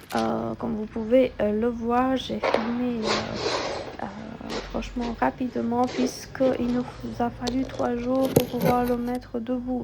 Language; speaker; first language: French; non-native, fluent; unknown